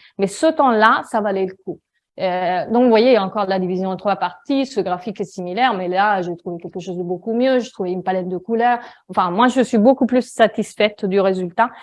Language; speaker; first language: French; non-native, fluent; Italian